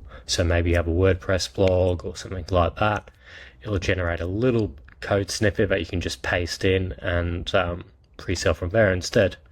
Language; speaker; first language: English; native; English